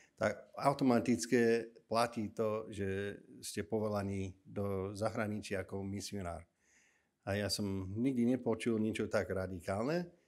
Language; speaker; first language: Slovak; non-native, fluent; English